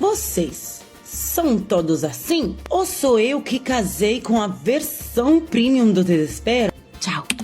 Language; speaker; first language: Portuguese; non-native, fluent; Italian